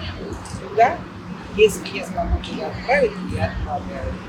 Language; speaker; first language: Russian; non-native, fluent; Spanish